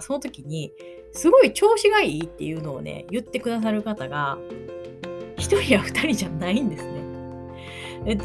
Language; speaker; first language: Japanese; native; Japanese